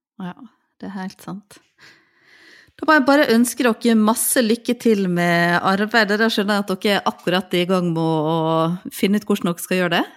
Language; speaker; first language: Norwegian; native; Norwegian